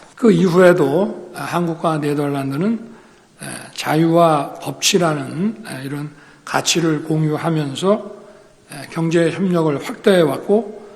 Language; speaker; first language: Korean; native; Korean